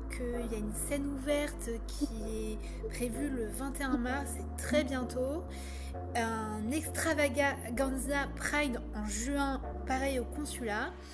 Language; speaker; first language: French; native; French